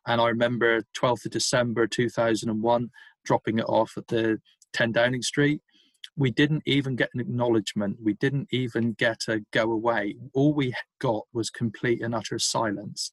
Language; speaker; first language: English; native; English